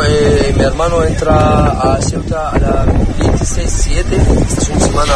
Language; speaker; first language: Spanish; non-native, learner; Arabic